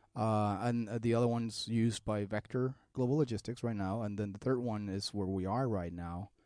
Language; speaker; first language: English; non-native, fluent; Spanish